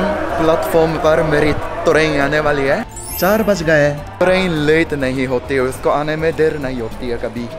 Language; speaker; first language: Hindi; non-native, fluent; Japanese